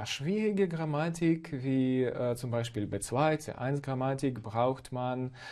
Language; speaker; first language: German; non-native, fluent; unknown